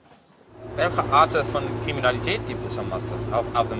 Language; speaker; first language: German; non-native, learner; Dutch